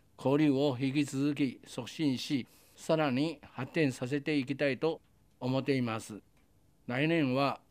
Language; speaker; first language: Japanese; non-native, fluent; Chinese